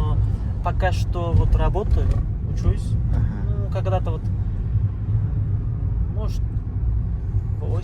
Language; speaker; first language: Russian; non-native, learner; Uzbek